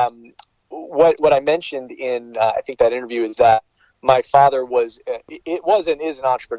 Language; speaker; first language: English; native; English